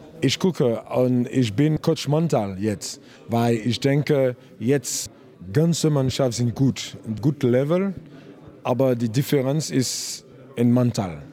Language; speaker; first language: German; non-native, learner; French